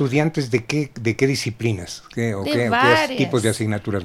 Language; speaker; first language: Spanish; native; Spanish